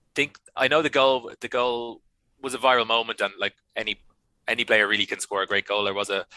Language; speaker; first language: English; native; English